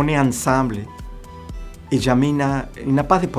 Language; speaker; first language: French; non-native, learner; Spanish